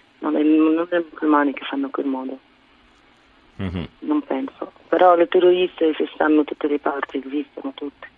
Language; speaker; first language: Italian; non-native, fluent; Arabic